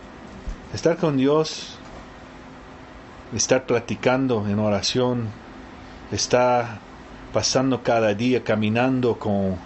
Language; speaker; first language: Spanish; early bilingual, heritage; Spanish